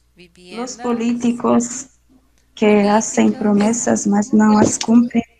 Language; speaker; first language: Spanish; non-native, learner; Portuguese